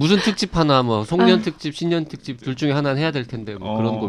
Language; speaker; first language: Korean; native; Korean